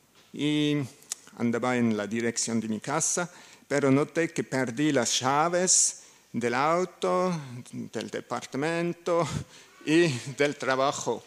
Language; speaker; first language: Spanish; non-native, learner; German